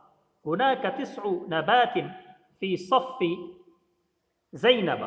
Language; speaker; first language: Arabic; non-native, fluent; Urdu